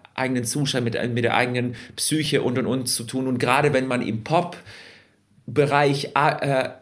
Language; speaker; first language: German; early bilingual, other home language; Russian